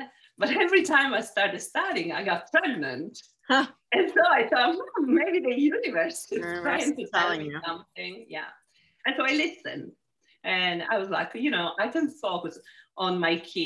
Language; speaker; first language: English; non-native, fluent; Italian